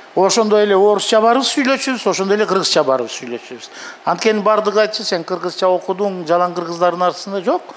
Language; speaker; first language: Kyrgyz; non-native, local second language; Russian